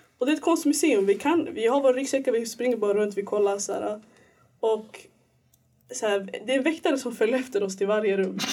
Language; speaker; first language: Swedish; early bilingual, other home language; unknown